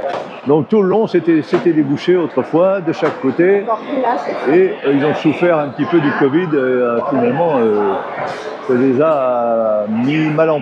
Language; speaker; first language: French; native; French